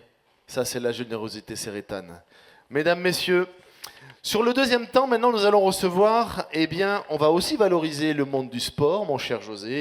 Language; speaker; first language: French; native; French